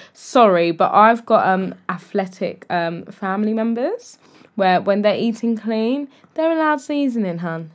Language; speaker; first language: English; native; English